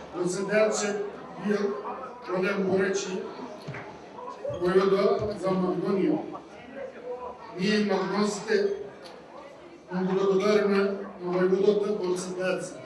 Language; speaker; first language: Macedonian; early bilingual, heritage; Macedonian